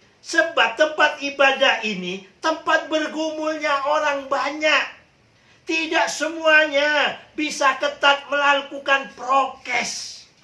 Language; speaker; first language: Indonesian; native; Indonesian